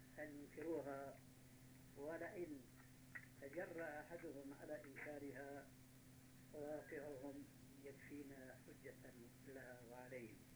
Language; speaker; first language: Arabic; native; Arabic